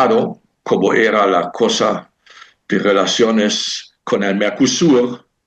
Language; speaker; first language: Spanish; non-native, fluent; German